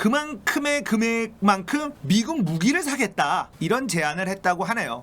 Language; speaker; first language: Korean; native; Korean